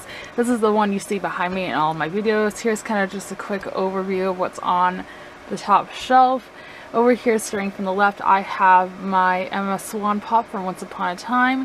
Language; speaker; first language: English; native; English